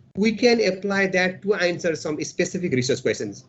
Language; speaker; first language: English; non-native, local second language; Nepali